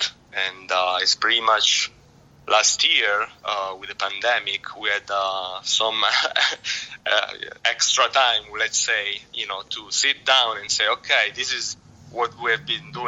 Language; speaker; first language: English; non-native, fluent; Italian